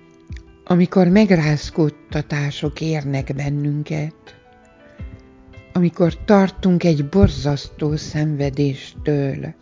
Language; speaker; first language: Hungarian; native; Hungarian